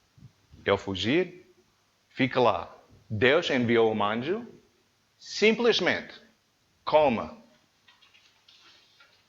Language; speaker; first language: Portuguese; non-native, learner; English